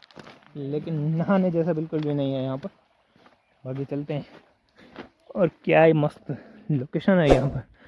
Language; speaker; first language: Hindi; non-native, local second language; Gujarati